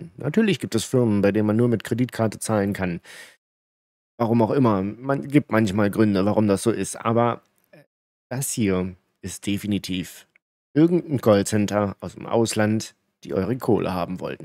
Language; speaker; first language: German; native; German